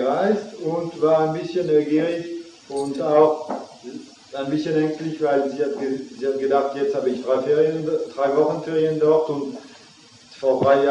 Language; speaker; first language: German; non-native, fluent; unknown